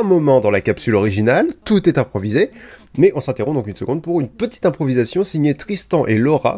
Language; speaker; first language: French; native; French